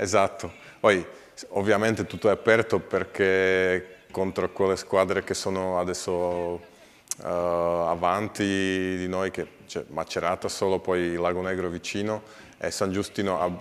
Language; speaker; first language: Italian; non-native, learner; Slovak